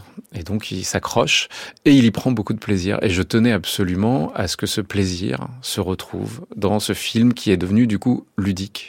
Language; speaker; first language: French; native; French